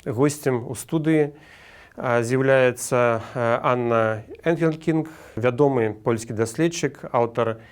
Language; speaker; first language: Belarusian; native; Belarusian